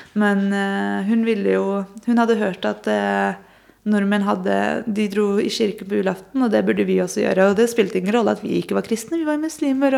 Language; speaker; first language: Norwegian; early bilingual, other home language; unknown